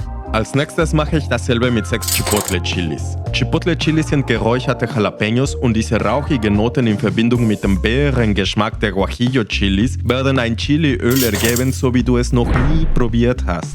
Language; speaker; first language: German; non-native, fluent; Spanish